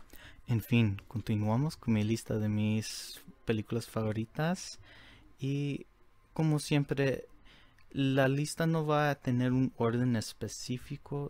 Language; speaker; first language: Spanish; early bilingual, heritage; Spanish